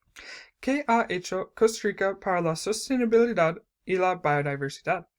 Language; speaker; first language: Spanish; non-native, learner; English